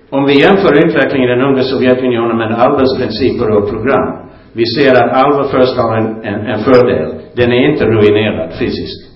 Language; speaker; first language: Swedish; non-native, fluent; English